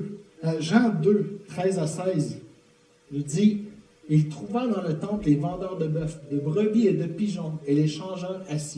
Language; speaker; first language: French; native; French